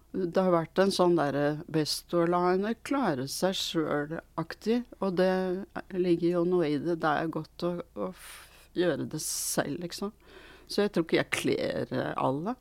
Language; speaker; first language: Norwegian; early bilingual, other home language; Swedish